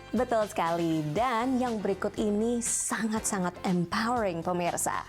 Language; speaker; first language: Indonesian; native; Indonesian